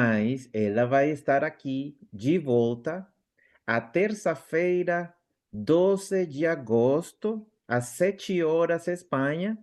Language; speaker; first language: Portuguese; non-native, fluent; Spanish